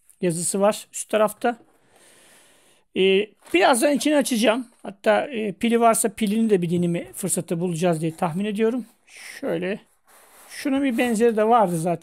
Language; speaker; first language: Turkish; native; Turkish